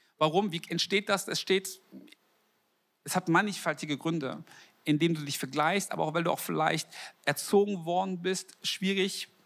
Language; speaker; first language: German; early bilingual, other home language; Korean